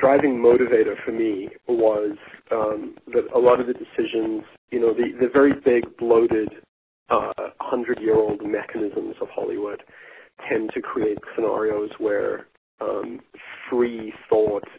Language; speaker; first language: English; native; English